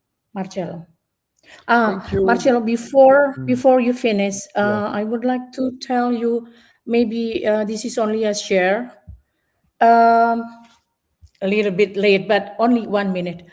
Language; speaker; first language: English; non-native, fluent; Indonesian